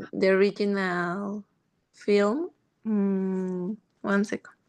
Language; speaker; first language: English; non-native, learner; Spanish